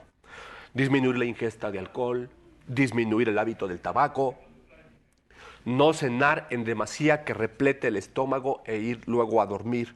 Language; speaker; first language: Spanish; native; Spanish